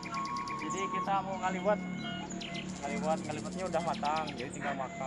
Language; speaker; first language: Indonesian; non-native, local second language; Sundanese